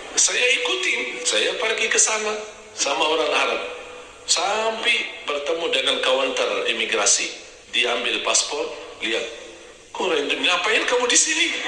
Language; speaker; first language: Indonesian; non-native, fluent; Arabic